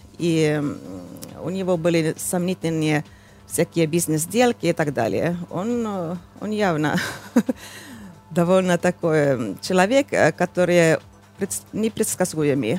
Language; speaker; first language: Russian; non-native, fluent; Finnish